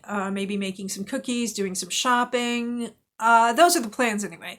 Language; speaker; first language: English; native; English